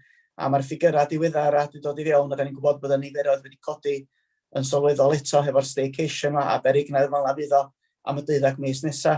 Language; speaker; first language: Welsh; native; Welsh